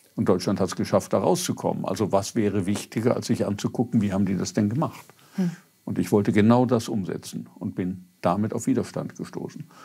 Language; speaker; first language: German; native; German